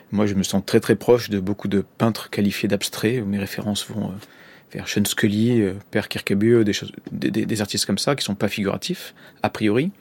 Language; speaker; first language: French; native; French